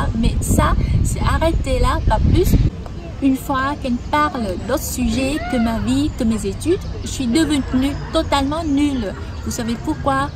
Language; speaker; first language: French; non-native, fluent; Vietnamese